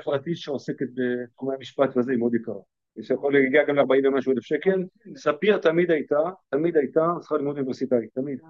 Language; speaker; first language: Hebrew; native; Hebrew